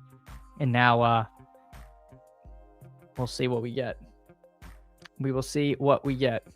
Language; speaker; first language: English; native; English